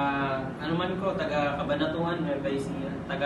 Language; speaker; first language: Cebuano; non-native, local second language; Filipino